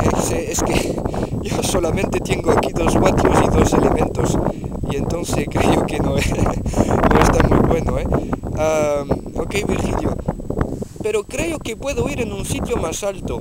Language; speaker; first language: Spanish; non-native, fluent; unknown